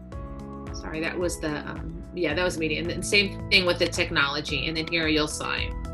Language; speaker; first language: English; native; English